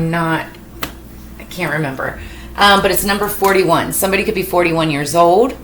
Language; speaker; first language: English; native; English